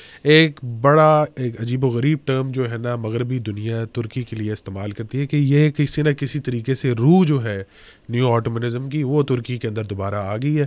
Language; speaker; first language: Urdu; native; Urdu